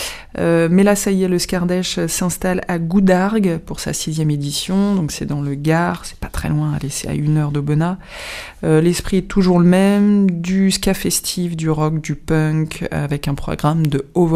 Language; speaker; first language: French; native; French